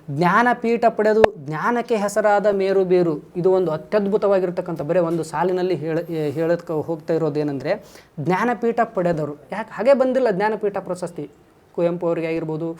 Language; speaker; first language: Kannada; native; Kannada